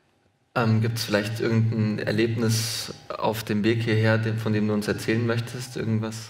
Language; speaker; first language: German; native; German